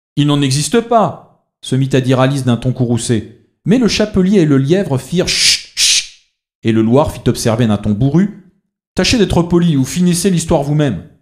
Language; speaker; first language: French; native; French